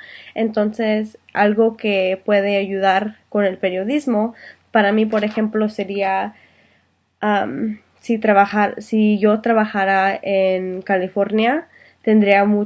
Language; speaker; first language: Spanish; early bilingual, heritage; Spanish